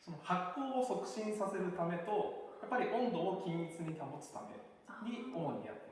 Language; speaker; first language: Japanese; native; Japanese